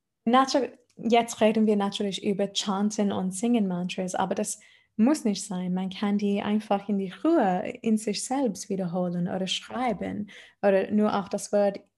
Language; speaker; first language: German; non-native, fluent; English